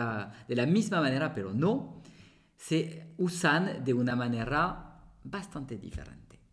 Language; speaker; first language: Spanish; non-native, fluent; French